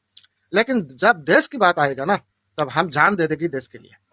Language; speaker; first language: Hindi; non-native, local second language; Bangla